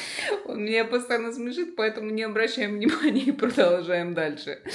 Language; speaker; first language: Russian; native; Russian